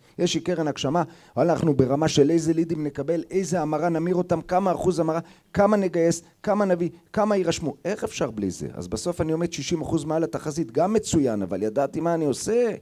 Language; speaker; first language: Hebrew; native; Hebrew